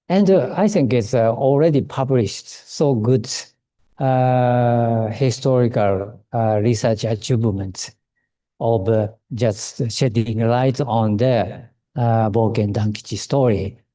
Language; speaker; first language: English; non-native, learner; Japanese